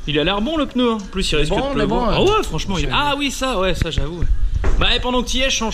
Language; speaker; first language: French; native; French